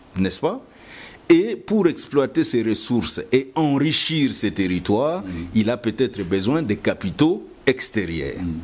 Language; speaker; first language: French; non-native, local second language; Lingala